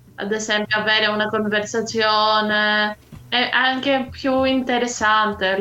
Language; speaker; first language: Italian; non-native, fluent; Greek